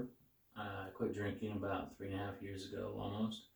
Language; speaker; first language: English; native; English